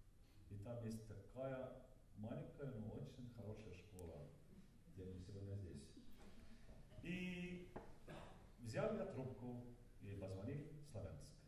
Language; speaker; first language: Russian; non-native, learner; Estonian